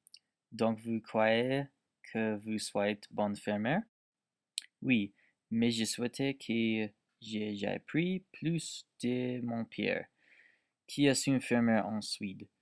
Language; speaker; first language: French; non-native, learner; English